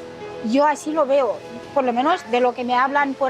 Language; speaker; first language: Spanish; non-native, fluent; Romanian